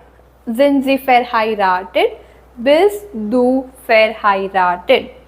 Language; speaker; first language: German; non-native, fluent; Hindi